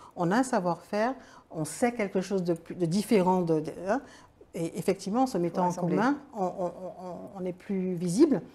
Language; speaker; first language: French; native; French